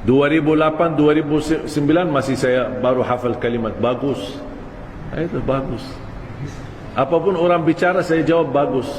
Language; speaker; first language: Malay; non-native, fluent; Arabic